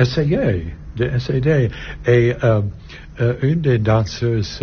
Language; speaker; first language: French; non-native, learner; English